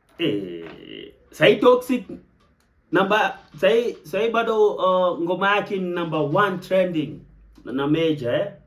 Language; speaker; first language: Swahili; native; Swahili